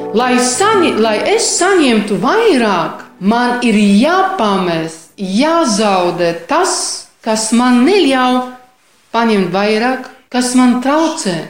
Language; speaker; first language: Latvian; non-native, fluent; Polish